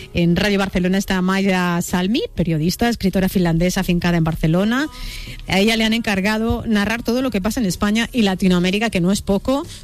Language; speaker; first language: Spanish; native; Spanish